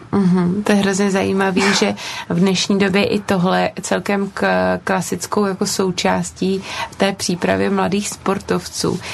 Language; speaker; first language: Czech; native; Czech